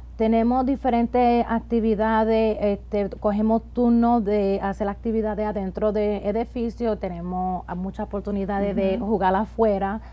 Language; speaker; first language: Spanish; early bilingual, heritage; Spanish